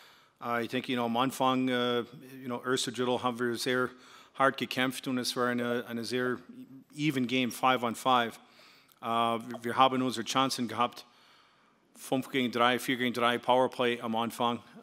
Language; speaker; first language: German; non-native, fluent; English